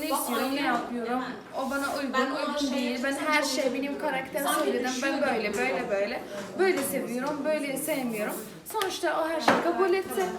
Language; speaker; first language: Turkish; non-native, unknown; Arabic